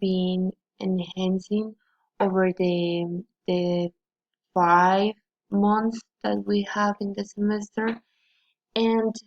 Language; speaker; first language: English; non-native, learner; Spanish